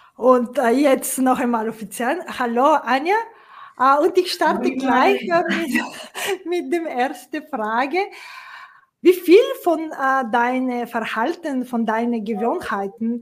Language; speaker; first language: German; non-native, fluent; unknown